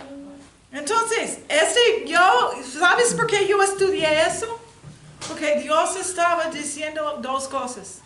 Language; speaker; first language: Spanish; non-native, learner; English